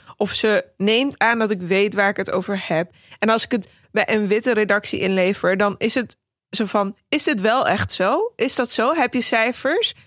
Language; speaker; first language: Dutch; early bilingual, other home language; Persian